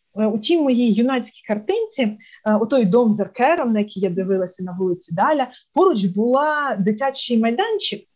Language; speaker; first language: Ukrainian; non-native, local second language; Russian